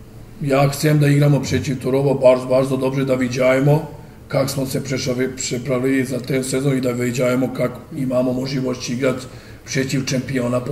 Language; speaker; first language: Polish; non-native, learner; Serbian